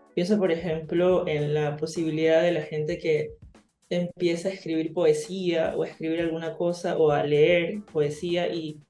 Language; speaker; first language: Spanish; native; Spanish